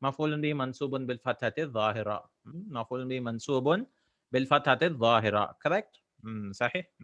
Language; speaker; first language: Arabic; non-native, fluent; English